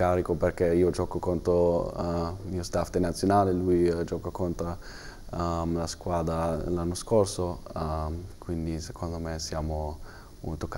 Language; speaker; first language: Italian; non-native, learner; German